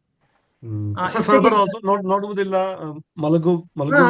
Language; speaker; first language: Kannada; non-native, learner; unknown